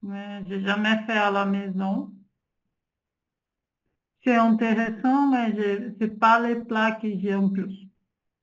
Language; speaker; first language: French; non-native, fluent; English